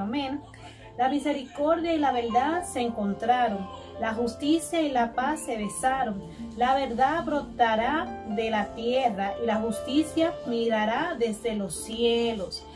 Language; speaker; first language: Spanish; native; Spanish